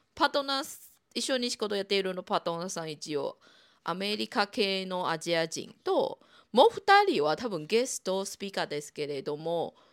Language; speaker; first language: Japanese; non-native, fluent; Chinese